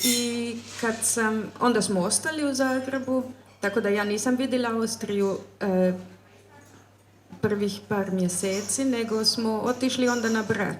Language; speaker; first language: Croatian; early bilingual, heritage; German